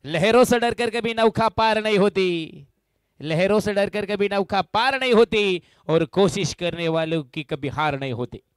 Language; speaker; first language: Hindi; non-native, local second language; Marathi